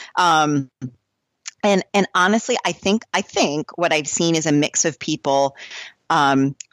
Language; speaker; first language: English; native; English